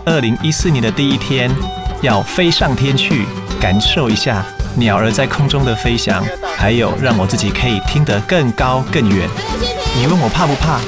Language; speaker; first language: Chinese; native; Chinese